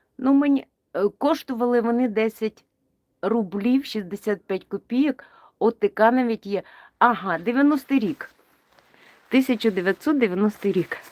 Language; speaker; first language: Ukrainian; non-native, local second language; Russian